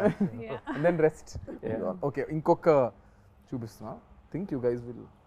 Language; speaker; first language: Telugu; native; Telugu